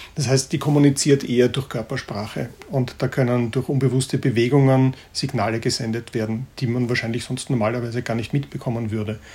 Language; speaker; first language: German; native; German